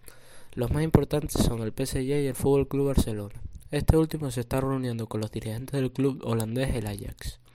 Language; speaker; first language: Spanish; native; Spanish